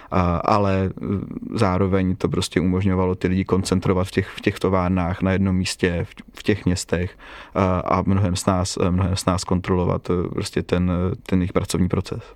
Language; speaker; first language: Czech; native; Czech